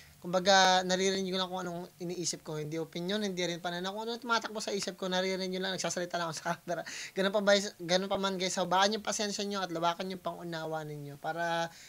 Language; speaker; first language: Filipino; native; Filipino